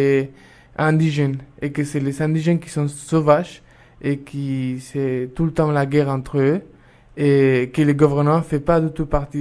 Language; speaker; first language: French; non-native, fluent; Spanish